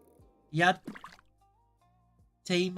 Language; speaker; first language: Japanese; non-native, learner; English